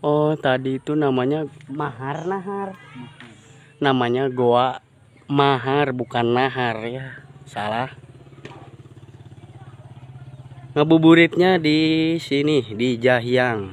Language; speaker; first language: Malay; non-native, local second language; Sundanese